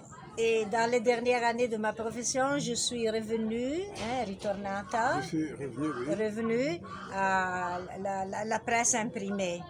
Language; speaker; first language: French; non-native, learner; Italian